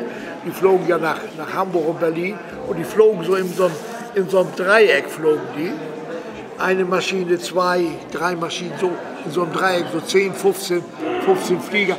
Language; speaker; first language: German; native; German